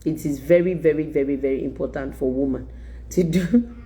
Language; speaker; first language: English; non-native, local second language; Yoruba